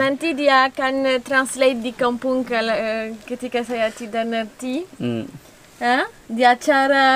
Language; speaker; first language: Indonesian; non-native, learner; French